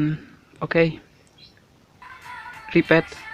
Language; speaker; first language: English; non-native, learner; Indonesian